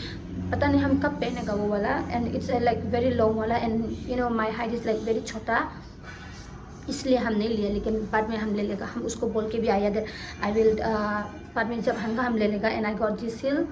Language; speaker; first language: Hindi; non-native, local second language; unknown